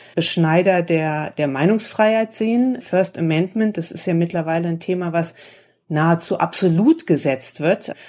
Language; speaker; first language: German; native; German